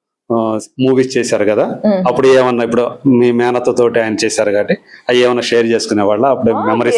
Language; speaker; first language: Telugu; native; Telugu